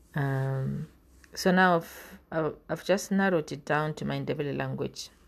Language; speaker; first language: English; non-native, local second language; North Ndebele